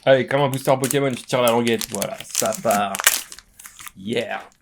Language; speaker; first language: French; native; French